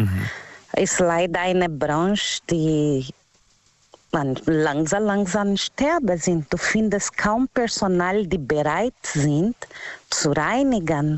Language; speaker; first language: German; non-native, learner; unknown